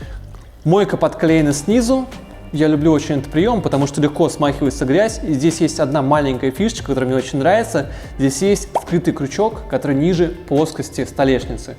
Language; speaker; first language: Russian; native; Russian